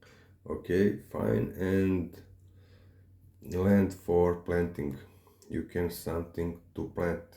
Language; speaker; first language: English; non-native, learner; Serbian